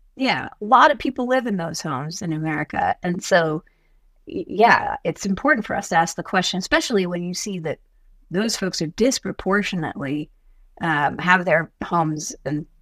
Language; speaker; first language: English; native; English